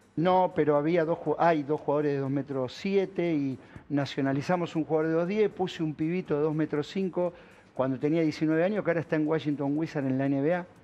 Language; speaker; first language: Spanish; native; Spanish